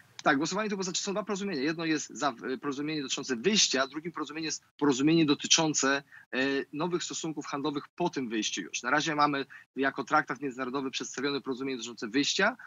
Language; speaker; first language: Polish; native; Polish